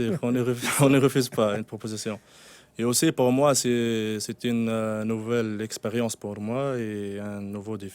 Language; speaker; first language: French; non-native, local second language; Arabic